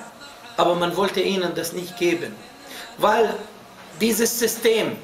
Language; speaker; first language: German; non-native, fluent; Arabic